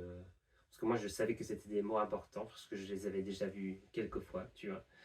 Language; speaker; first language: French; non-native, fluent; English